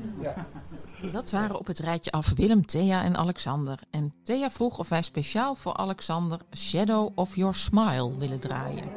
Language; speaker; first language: Dutch; native; Dutch